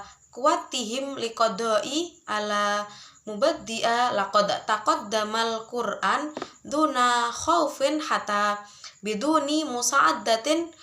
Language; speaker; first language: Arabic; non-native, learner; Indonesian